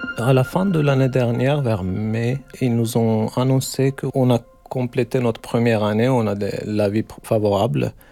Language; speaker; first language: French; non-native, learner; Turkish